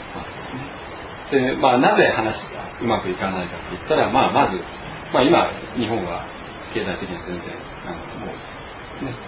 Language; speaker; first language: Japanese; native; Japanese